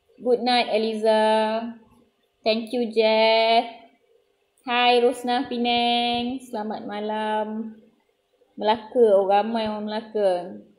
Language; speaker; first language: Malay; non-native, local second language; Tamil